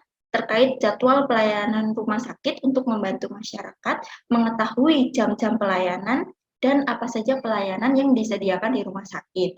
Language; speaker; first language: Indonesian; native; Indonesian